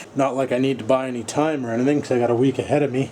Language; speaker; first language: English; native; English